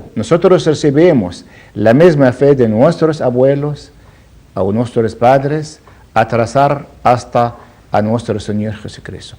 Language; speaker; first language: Spanish; non-native, learner; Arabic